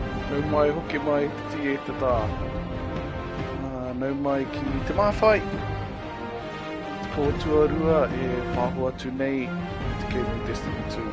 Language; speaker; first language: Māori; non-native, local second language; English